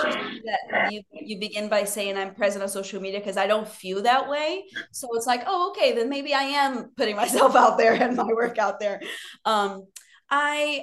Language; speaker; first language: English; non-native, fluent; Portuguese